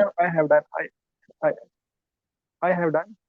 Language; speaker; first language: English; non-native, learner; Urdu